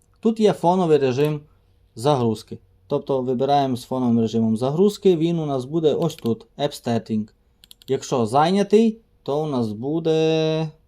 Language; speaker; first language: Ukrainian; native; Ukrainian